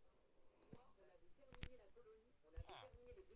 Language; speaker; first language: French; native; French